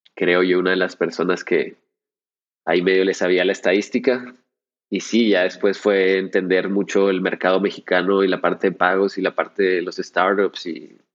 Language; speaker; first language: Spanish; native; Spanish